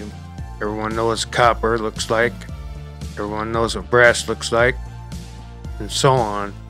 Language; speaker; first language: English; native; English